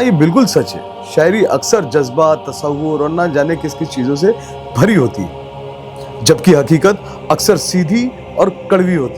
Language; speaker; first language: Hindi; native; Hindi